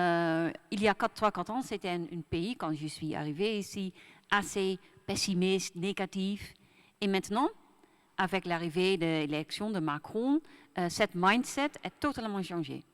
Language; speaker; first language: French; non-native, fluent; Dutch